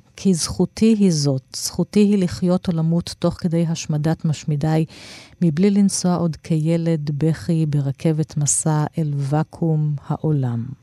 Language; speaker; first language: Hebrew; native; Hebrew